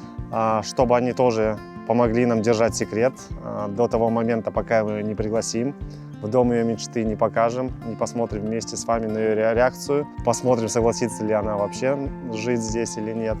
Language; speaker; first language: Russian; native; Russian